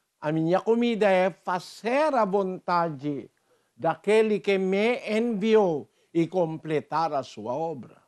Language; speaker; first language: Portuguese; non-native, fluent; Filipino